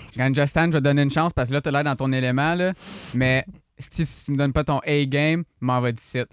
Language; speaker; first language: French; native; French